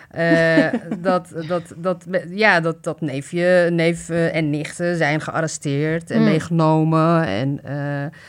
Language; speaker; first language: Dutch; early bilingual, other home language; Riffian